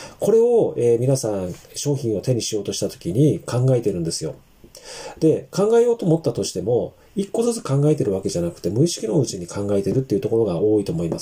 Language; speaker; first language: Japanese; native; Japanese